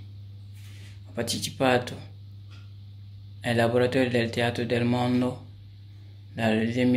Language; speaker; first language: Italian; non-native, fluent; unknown